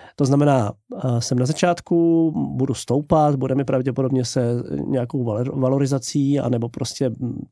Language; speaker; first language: Czech; native; Czech